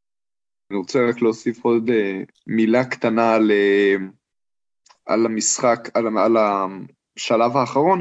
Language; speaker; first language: Hebrew; native; Hebrew